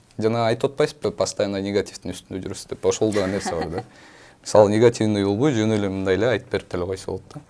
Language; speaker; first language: Kyrgyz; native; Kyrgyz